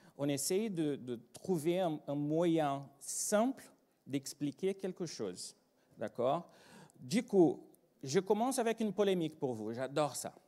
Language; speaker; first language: French; non-native, fluent; Portuguese